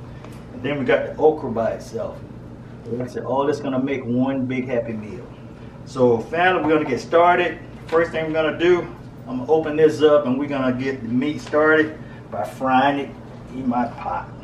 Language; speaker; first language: English; native; English